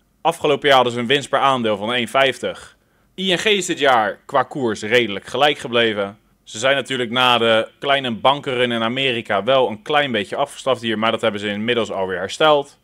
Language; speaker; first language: Dutch; native; Dutch